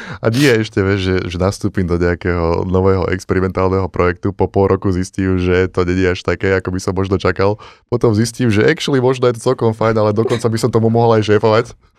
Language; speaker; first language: Slovak; native; Slovak